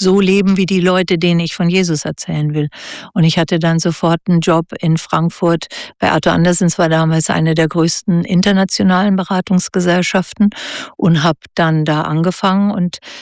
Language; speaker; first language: German; native; German